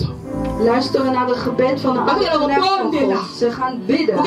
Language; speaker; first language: Dutch; non-native, fluent; Lingala